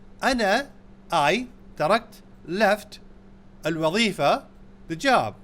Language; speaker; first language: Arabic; non-native, fluent; Urdu